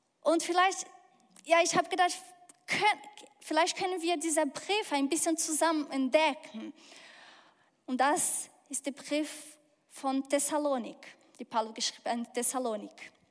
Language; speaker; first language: German; non-native, fluent; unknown